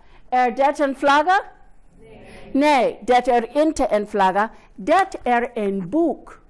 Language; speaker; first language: Swedish; non-native, fluent; English